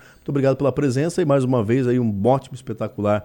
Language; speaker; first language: Portuguese; native; Portuguese